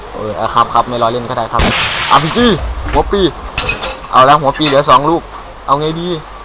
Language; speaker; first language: Thai; native; Thai